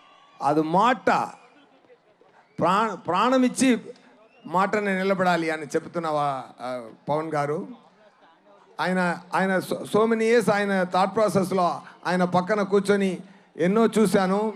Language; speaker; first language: Telugu; non-native, learner; Tamil